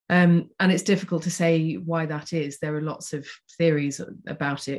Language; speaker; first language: English; native; English